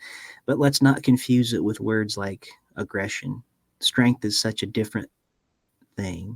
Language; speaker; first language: English; native; English